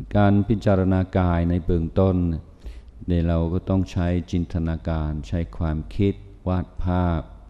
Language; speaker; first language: Thai; non-native, fluent; English